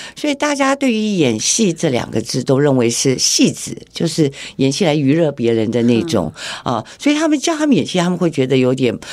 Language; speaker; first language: Chinese; native; Chinese